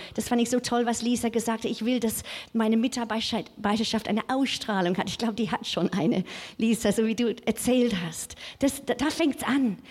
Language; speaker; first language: German; non-native, fluent; English